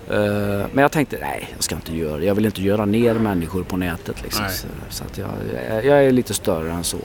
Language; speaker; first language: Swedish; native; Swedish